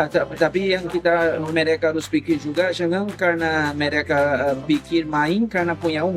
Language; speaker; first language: Indonesian; non-native, fluent; Portuguese